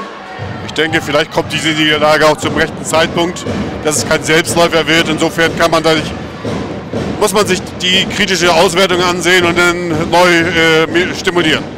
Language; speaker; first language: German; native; German